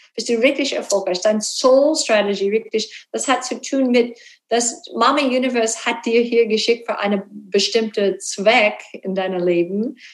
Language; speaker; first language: German; non-native, learner; English